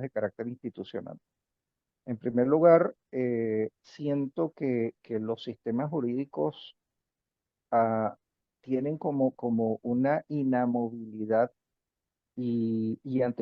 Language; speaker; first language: Spanish; native; Spanish